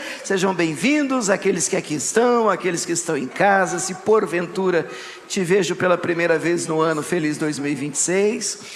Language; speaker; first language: Portuguese; native; Portuguese